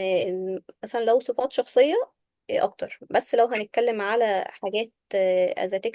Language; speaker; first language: Arabic; native; Arabic